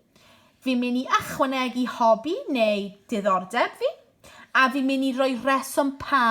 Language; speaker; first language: Welsh; non-native, local second language; English